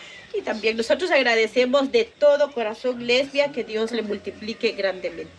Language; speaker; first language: Spanish; non-native, local second language; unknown